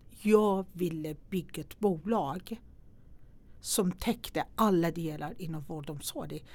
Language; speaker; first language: Swedish; non-native, fluent; Persian